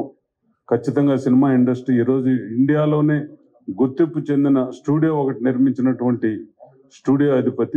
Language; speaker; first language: Telugu; native; Telugu